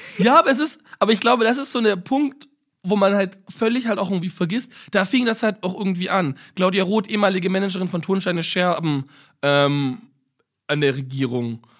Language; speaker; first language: German; native; German